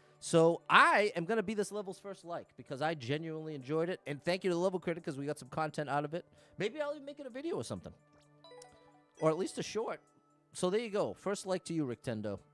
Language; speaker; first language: English; native; English